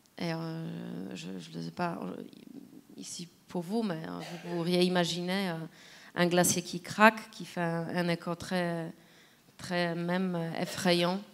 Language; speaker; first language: French; non-native, fluent; Polish